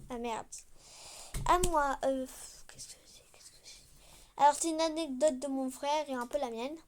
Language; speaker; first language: French; native; French